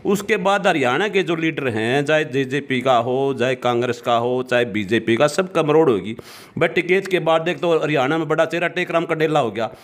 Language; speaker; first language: Hindi; native; Hindi